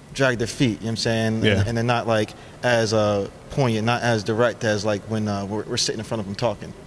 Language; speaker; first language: English; native; English